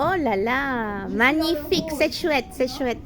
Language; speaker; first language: French; non-native, fluent; Spanish